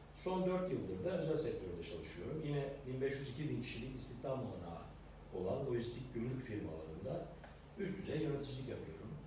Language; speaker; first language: Turkish; native; Turkish